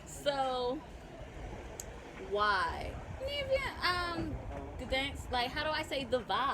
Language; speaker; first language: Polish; non-native, learner; English